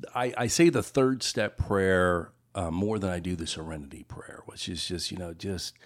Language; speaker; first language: English; native; English